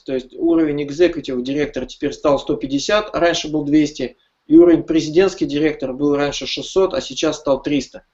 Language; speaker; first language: Russian; native; Russian